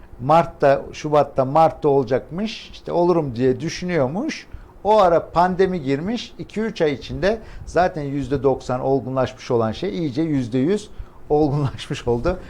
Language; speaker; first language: Turkish; native; Turkish